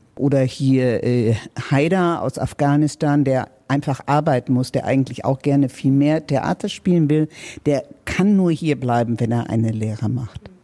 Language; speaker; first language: German; native; German